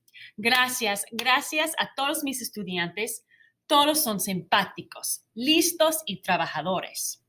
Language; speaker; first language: Spanish; non-native, fluent; English